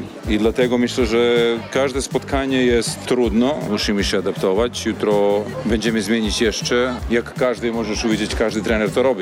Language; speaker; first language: Polish; non-native, learner; Serbian